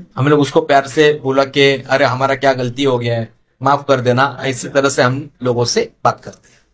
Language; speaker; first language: Hindi; non-native, local second language; Marathi